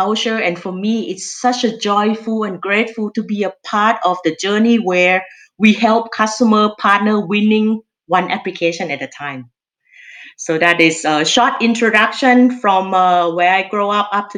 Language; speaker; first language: English; non-native, fluent; Thai